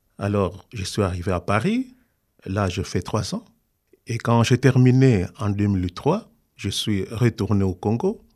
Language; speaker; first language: French; non-native, local second language; Kongo